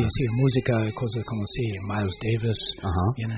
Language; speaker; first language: Spanish; non-native, learner; English